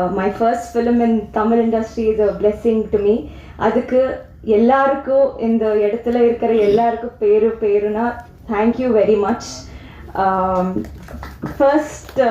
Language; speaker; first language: Tamil; non-native, learner; Telugu